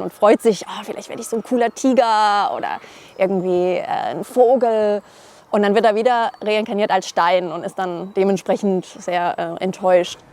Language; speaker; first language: German; native; German